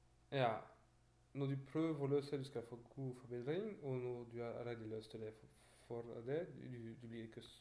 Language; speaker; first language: Norwegian; non-native, fluent; French